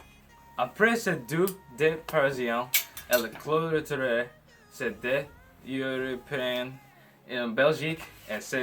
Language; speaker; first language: French; non-native, learner; English